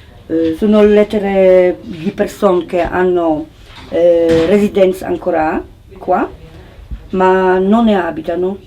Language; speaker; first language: Italian; non-native, learner; Polish